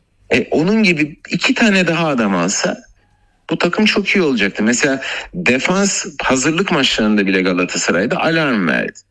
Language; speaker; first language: Turkish; native; Turkish